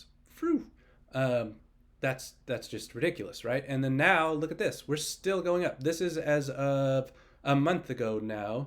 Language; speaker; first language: English; native; English